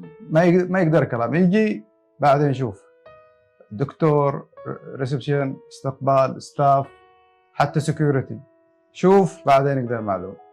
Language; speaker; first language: Arabic; non-native, learner; Bangla